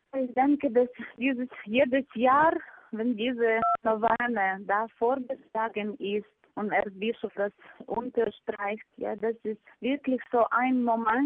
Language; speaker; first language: German; non-native, fluent; Ukrainian